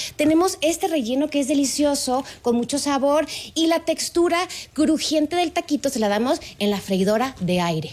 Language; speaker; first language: Spanish; native; Spanish